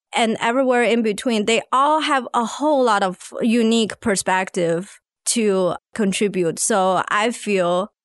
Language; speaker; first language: English; non-native, fluent; Chinese